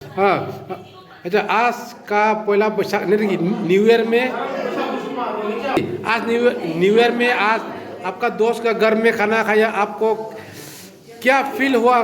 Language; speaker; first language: Hindi; non-native, local second language; Rongmei Naga